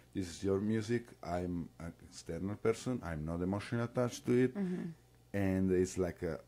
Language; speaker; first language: English; non-native, fluent; Italian